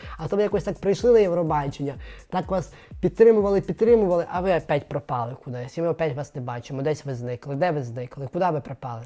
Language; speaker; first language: Ukrainian; native; Ukrainian